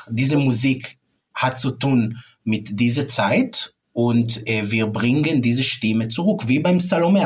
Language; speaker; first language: German; non-native, fluent; Hebrew